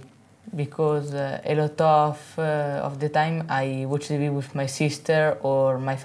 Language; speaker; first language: English; non-native, learner; Italian